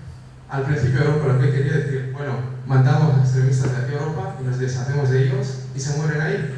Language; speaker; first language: Spanish; non-native, fluent; Kurdish